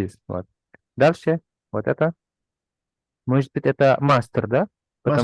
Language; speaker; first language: Russian; non-native, fluent; Indonesian